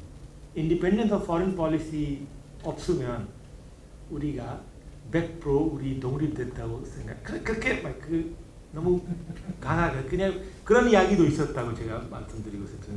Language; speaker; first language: Korean; non-native, learner; Hindi